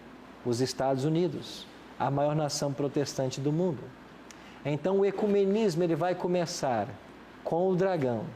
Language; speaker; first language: Portuguese; native; Portuguese